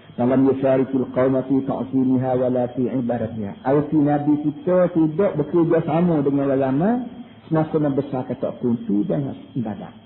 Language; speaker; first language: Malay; native; Malay